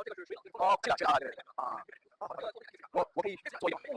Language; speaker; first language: Chinese; non-native, learner; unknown